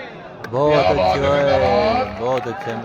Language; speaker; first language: Hindi; non-native, local second language; Punjabi